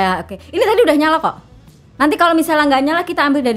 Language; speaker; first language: Indonesian; native; Indonesian